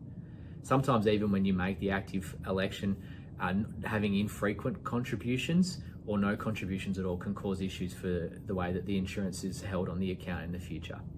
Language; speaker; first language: English; native; English